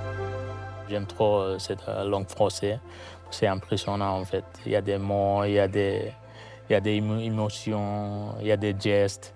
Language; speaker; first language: French; non-native, learner; Bangla